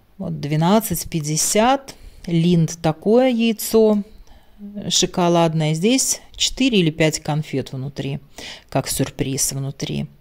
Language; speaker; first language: Russian; non-native, local second language; Latvian